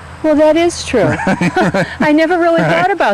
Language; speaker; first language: English; native; English